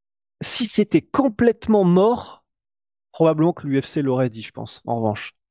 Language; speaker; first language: French; native; French